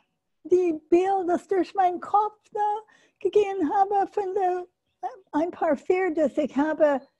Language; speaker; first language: German; non-native, learner; English